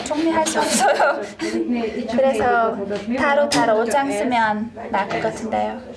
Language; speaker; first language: Korean; non-native, learner; Hungarian